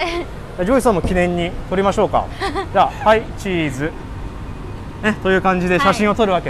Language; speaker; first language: Japanese; native; Japanese